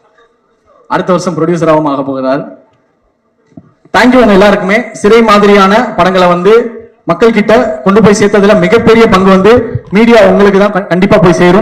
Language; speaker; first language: Tamil; native; Tamil